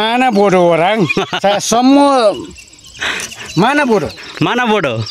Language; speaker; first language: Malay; non-native, learner; Nepali